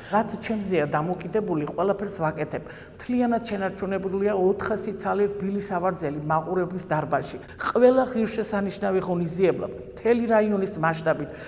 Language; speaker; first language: Georgian; native; Georgian